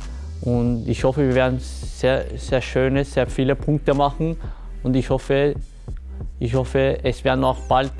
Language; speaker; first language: German; early bilingual, other home language; Turkish